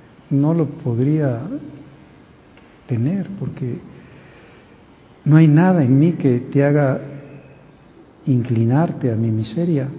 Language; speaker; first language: Spanish; native; Spanish